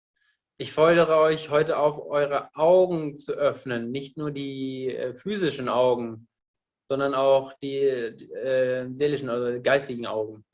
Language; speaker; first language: German; non-native, fluent; Indonesian